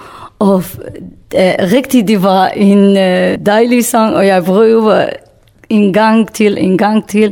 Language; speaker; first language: Danish; non-native, learner; Kurdish